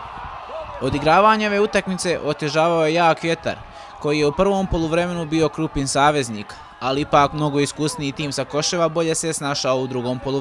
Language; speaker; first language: Serbian; native; Serbian